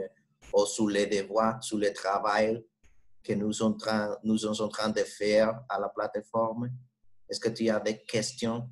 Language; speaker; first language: French; non-native, fluent; Spanish